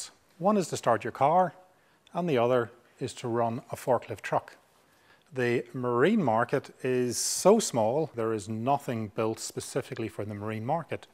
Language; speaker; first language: English; native; English